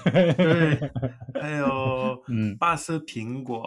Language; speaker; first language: Chinese; non-native, learner; English